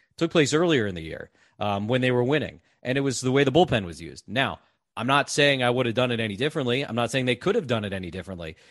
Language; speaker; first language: English; native; English